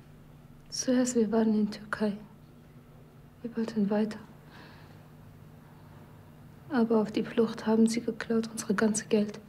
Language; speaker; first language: German; non-native, learner; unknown